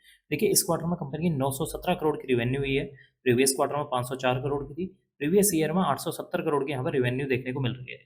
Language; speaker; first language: Hindi; native; Hindi